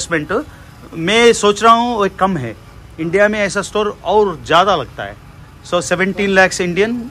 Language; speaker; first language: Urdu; non-native, local second language; Telugu